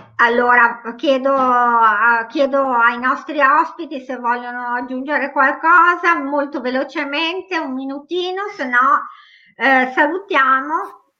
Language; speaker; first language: Italian; native; Italian